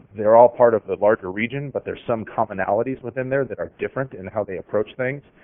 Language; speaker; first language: English; native; English